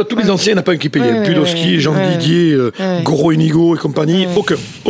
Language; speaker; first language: French; native; French